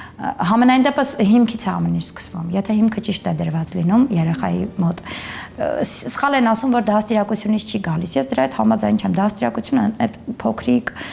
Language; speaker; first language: Armenian; native; Armenian